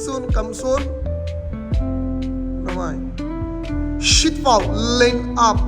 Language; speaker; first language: Vietnamese; non-native, learner; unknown